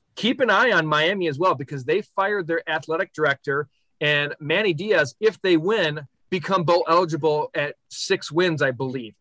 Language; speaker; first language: English; native; English